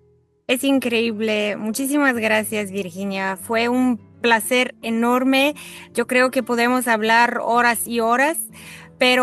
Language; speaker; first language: Spanish; non-native, fluent; Bulgarian